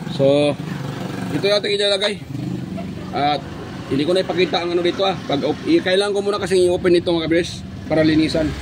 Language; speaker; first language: Filipino; native; Filipino